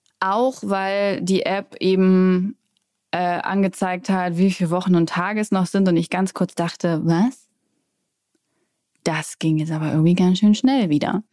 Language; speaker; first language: German; native; German